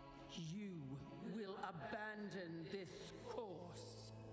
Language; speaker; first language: English; native; English